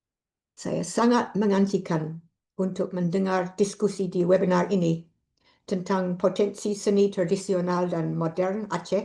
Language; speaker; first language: Indonesian; non-native, fluent; English